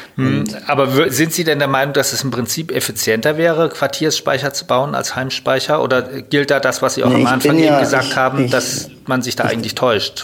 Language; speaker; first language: German; native; German